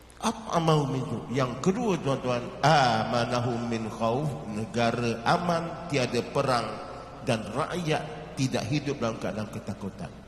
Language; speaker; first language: Malay; native; Malay